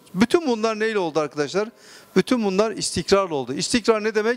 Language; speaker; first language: Turkish; native; Turkish